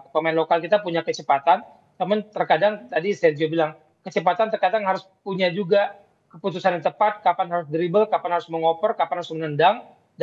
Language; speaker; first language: Indonesian; native; Indonesian